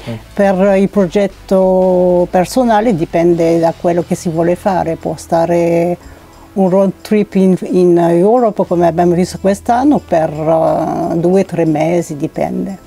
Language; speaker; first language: Italian; non-native, learner; French